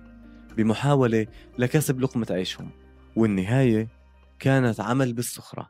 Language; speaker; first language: Arabic; native; Arabic